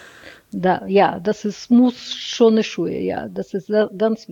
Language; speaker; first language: German; non-native, learner; Russian